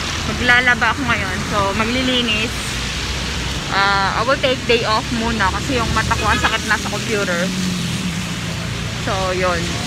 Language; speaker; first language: Filipino; non-native, local second language; Cebuano